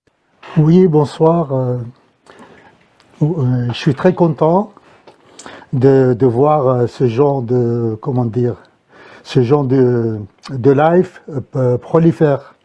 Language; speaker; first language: French; non-native, fluent; Arabic